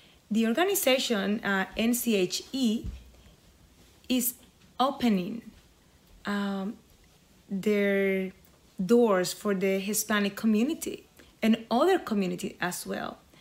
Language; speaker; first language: English; non-native, fluent; Spanish